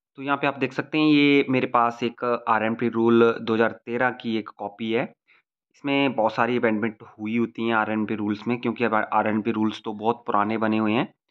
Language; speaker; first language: Hindi; native; Hindi